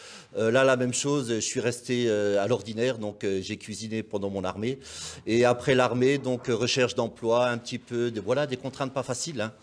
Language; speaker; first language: French; native; French